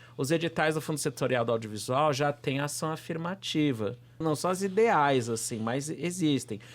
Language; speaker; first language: Portuguese; native; Portuguese